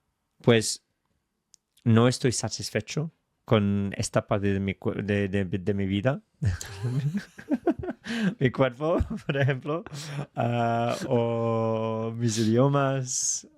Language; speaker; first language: Spanish; non-native, fluent; English